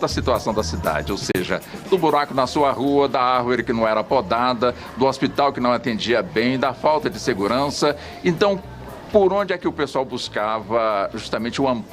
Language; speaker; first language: Portuguese; native; Portuguese